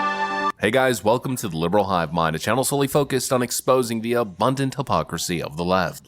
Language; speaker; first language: English; native; English